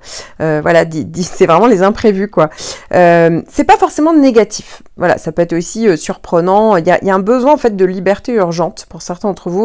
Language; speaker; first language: French; native; French